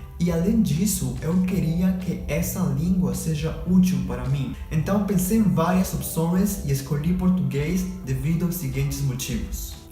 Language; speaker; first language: Portuguese; non-native, fluent; Spanish